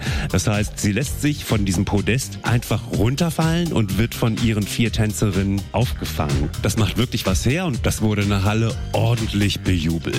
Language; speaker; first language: German; native; German